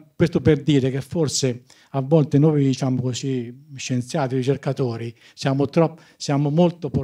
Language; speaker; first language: Italian; native; Italian